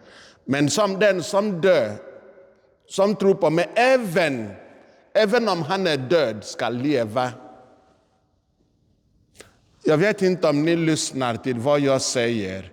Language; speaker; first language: Swedish; non-native, fluent; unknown